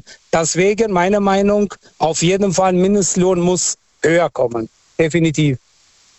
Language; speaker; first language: German; non-native, fluent; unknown